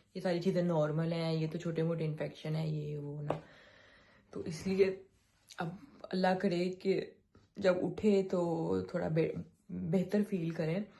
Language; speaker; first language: Urdu; native; Urdu